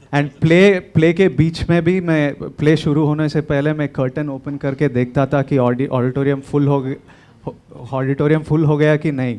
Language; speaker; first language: Hindi; non-native, local second language; Telugu